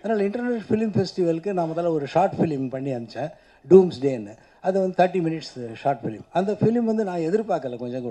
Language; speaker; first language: Tamil; native; Tamil